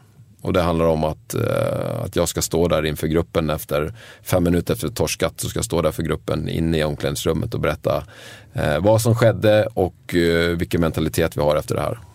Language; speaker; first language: Swedish; native; Swedish